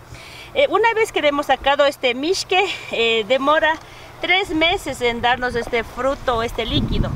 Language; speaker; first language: Spanish; native; Spanish